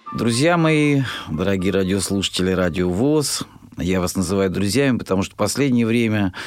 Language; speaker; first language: Russian; native; Russian